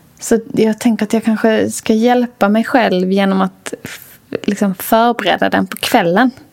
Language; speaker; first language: Swedish; native; Swedish